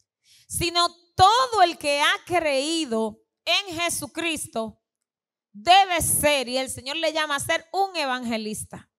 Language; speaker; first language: Spanish; native; Spanish